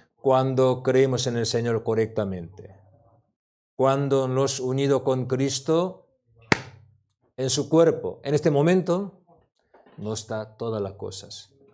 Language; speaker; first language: Spanish; non-native, learner; Korean